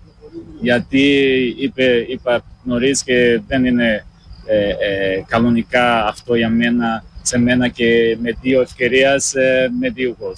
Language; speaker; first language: Greek; non-native, learner; Portuguese